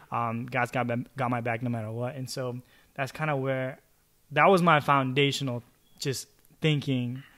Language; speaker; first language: English; early bilingual, other home language; Chavacano